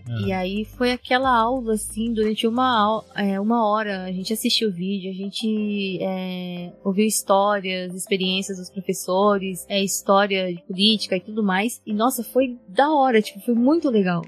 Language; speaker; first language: Portuguese; early bilingual, heritage; Japanese